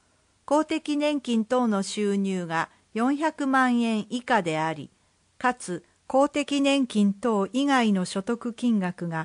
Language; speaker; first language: Japanese; native; Japanese